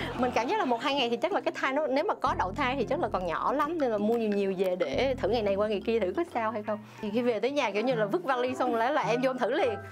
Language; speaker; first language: Vietnamese; native; Vietnamese